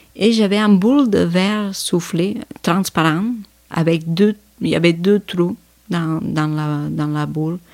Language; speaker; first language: French; non-native, fluent; Spanish